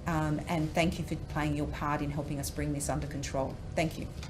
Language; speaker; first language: English; native; English